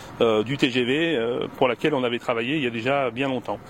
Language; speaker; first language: French; native; French